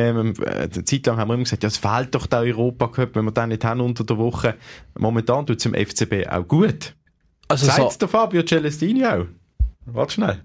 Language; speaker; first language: German; native; German